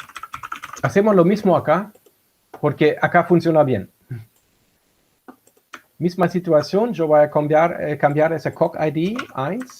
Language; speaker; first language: Spanish; non-native, fluent; German